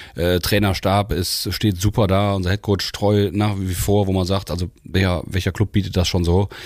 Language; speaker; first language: German; native; German